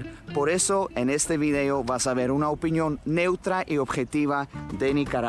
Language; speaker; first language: Spanish; non-native, fluent; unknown